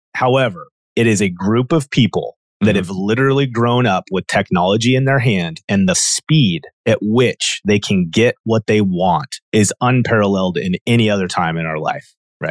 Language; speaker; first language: English; native; English